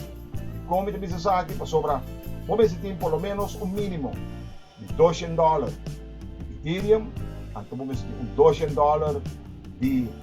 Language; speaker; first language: Portuguese; non-native, learner; Papiamento